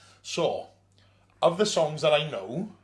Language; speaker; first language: English; native; English